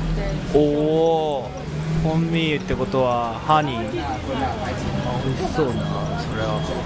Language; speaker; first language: Japanese; native; Japanese